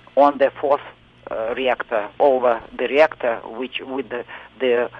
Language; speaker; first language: English; non-native, fluent; Russian